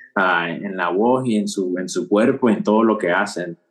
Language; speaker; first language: Spanish; early bilingual, heritage; Spanish